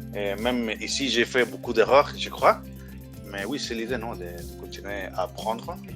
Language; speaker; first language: French; non-native, fluent; Spanish